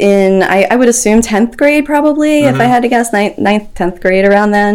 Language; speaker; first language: English; native; English